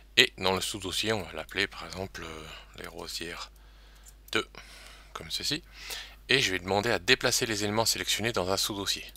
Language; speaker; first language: French; native; French